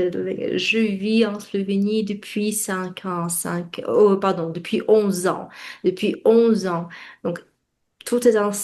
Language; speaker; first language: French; non-native, fluent; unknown